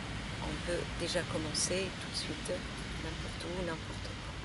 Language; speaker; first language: French; non-native, fluent; English